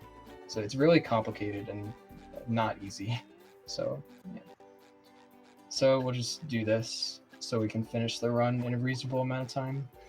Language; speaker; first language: English; native; English